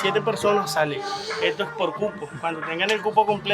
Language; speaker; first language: Spanish; native; Spanish